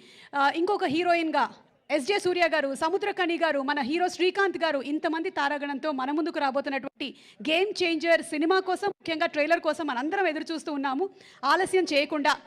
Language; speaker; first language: Telugu; native; Telugu